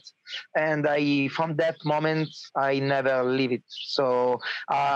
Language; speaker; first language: English; non-native, learner; Italian